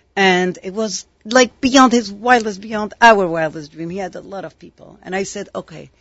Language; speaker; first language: English; non-native, fluent; Arabic